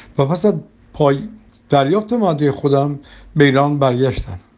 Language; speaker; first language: Persian; native; Persian